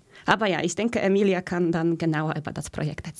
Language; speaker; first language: German; early bilingual, other home language; Polish